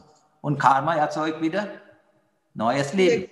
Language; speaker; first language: German; non-native, fluent; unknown